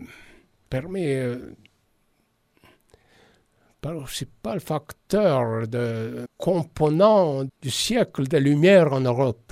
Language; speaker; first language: French; non-native, fluent; Estonian